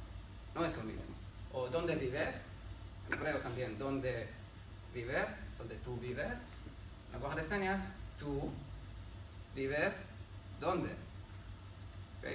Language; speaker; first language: Spanish; non-native, learner; Hebrew